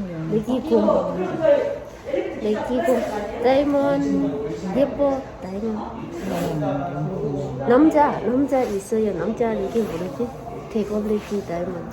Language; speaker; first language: Korean; non-native, learner; Thai